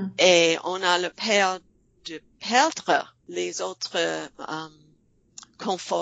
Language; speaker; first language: French; non-native, fluent; English